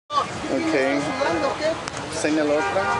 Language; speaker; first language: Spanish; early bilingual, heritage; Spanish